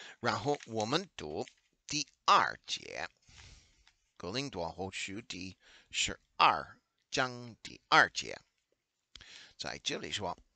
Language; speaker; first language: Chinese; non-native, learner; English